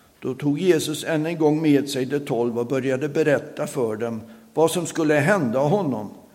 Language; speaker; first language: Swedish; native; Swedish